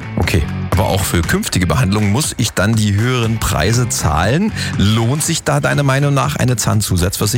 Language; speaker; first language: German; native; German